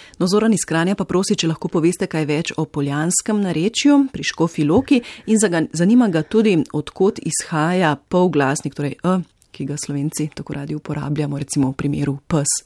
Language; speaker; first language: Slovenian; native; Slovenian